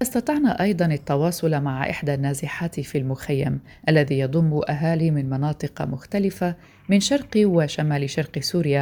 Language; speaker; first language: Arabic; native; Arabic